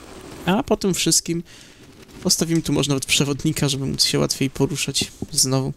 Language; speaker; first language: Polish; native; Polish